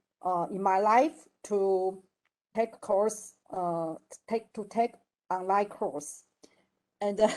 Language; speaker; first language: English; non-native, learner; Chinese